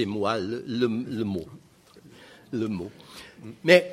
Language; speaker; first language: French; non-native, fluent; Portuguese